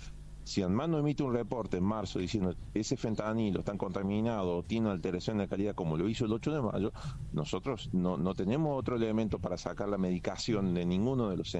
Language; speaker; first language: Spanish; native; Spanish